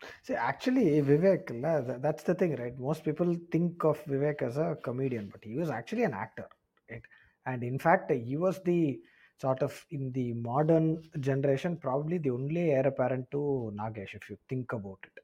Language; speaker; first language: English; non-native, local second language; Tamil